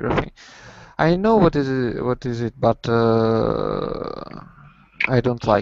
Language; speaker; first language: English; non-native, learner; Russian